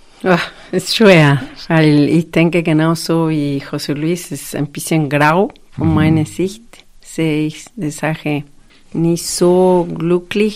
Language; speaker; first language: German; non-native, learner; Spanish